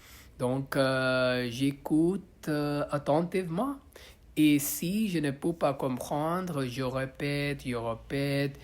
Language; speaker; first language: French; non-native, learner; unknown